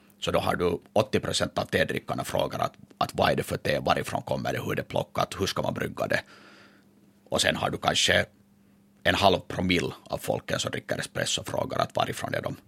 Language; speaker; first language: Swedish; native; Swedish